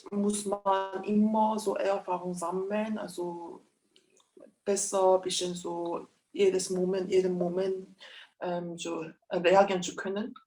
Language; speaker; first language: German; non-native, fluent; Korean